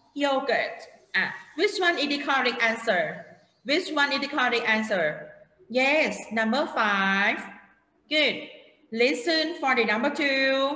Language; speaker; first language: English; non-native, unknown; Thai